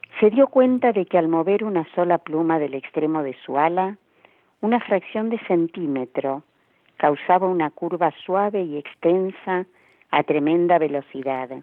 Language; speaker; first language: Spanish; native; Spanish